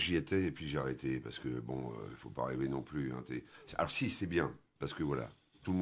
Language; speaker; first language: French; native; French